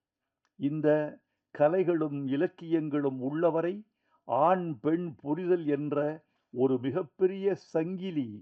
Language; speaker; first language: Tamil; native; Tamil